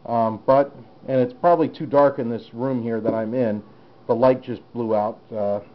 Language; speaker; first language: English; native; English